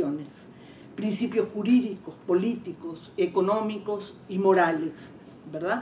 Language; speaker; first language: Spanish; native; Spanish